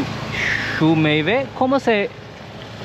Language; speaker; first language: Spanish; non-native, learner; Turkish